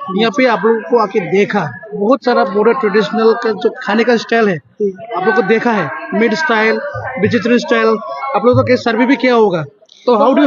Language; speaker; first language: Hindi; non-native, local second language; Bodo